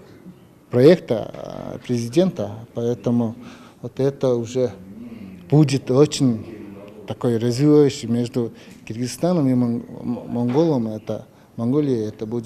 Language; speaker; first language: Russian; non-native, fluent; Mongolian